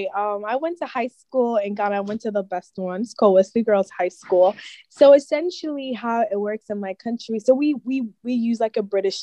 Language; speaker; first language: English; non-native, local second language; Akan